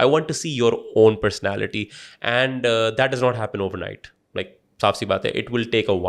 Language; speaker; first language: English; non-native, local second language; Urdu